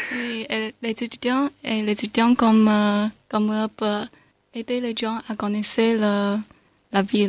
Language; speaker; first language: French; non-native, learner; Chinese